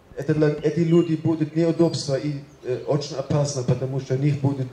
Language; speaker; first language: Russian; non-native, fluent; German